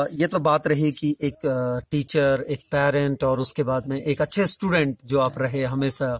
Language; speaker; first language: Hindi; native; Hindi